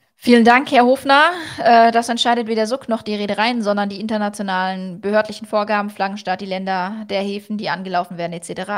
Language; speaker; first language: German; native; German